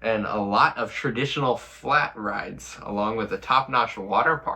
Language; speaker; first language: English; native; English